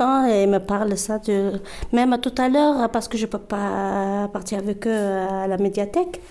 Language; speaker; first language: French; non-native, learner; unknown